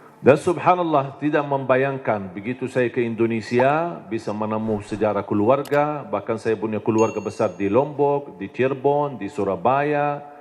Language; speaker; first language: Indonesian; non-native, fluent; Arabic